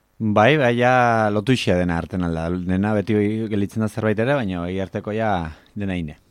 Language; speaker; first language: Basque; native; Basque